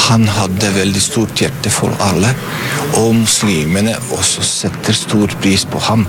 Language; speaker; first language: Norwegian; non-native, fluent; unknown